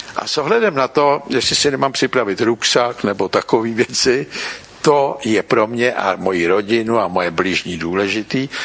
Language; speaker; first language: Czech; native; Czech